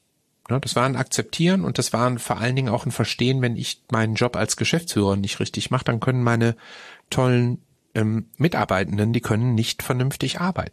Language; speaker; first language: German; native; German